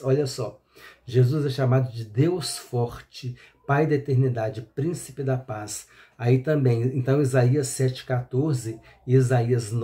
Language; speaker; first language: Portuguese; native; Portuguese